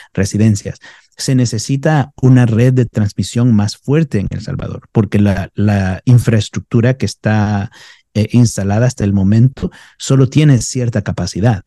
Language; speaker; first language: Spanish; native; Spanish